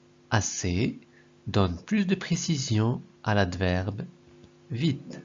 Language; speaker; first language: French; non-native, local second language; Arabic